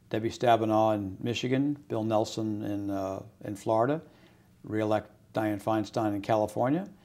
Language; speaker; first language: English; native; English